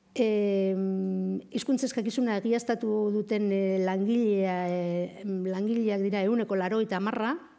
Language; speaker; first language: Basque; native; Basque